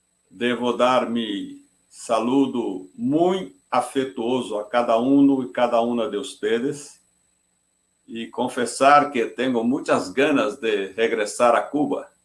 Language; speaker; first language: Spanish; non-native, fluent; Portuguese